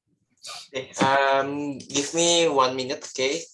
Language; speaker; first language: English; non-native, learner; Indonesian